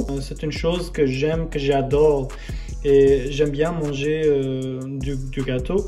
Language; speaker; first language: French; non-native, fluent; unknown